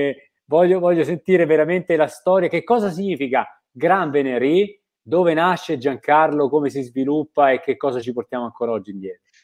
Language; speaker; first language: Italian; native; Italian